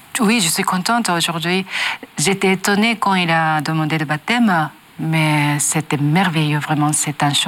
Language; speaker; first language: French; non-native, learner; Japanese